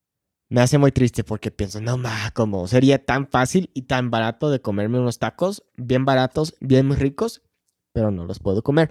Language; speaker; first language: Spanish; non-native, fluent; English